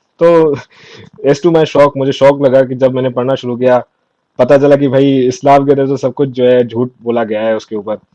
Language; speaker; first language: Urdu; non-native, local second language; Sindhi